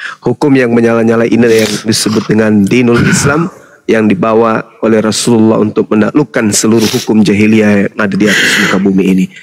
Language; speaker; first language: Indonesian; native; Indonesian